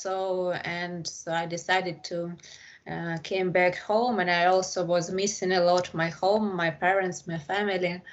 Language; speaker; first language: English; non-native, learner; Ukrainian